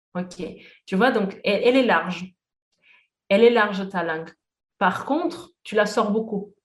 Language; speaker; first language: French; non-native, fluent; Portuguese